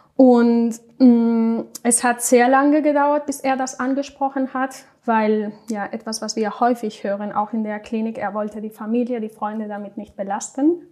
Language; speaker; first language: German; non-native, fluent; Spanish